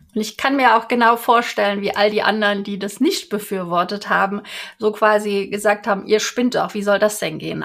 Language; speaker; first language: German; native; German